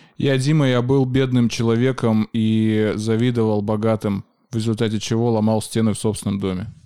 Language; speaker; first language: Russian; native; Russian